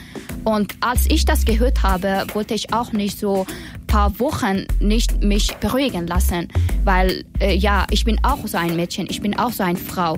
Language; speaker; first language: German; non-native, learner; Persian